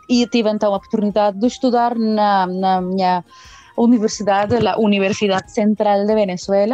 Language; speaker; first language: Portuguese; early bilingual, heritage; Portuguese